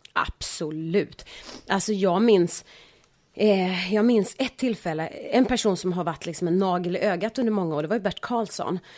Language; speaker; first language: Swedish; native; Swedish